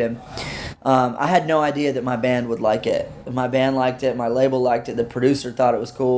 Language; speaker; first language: English; native; English